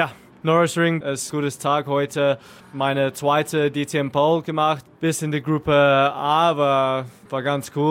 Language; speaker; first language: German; non-native, learner; English